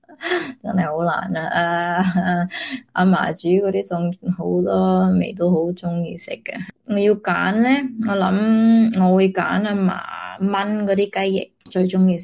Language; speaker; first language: Cantonese; early bilingual, heritage; Cantonese